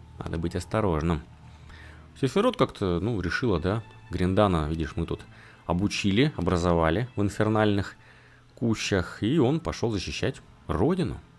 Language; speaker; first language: Russian; native; Russian